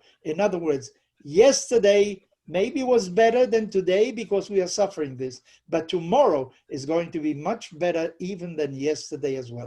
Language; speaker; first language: English; non-native, fluent; Spanish